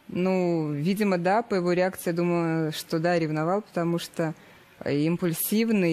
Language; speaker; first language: Russian; native; Russian